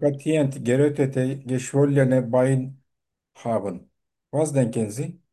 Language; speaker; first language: German; non-native, fluent; Turkish